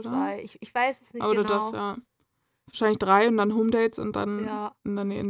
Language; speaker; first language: German; native; German